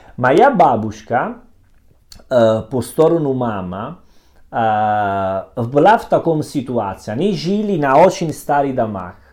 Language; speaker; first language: Russian; non-native, learner; Italian